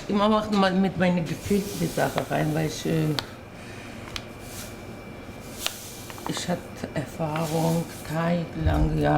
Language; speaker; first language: German; non-native, learner; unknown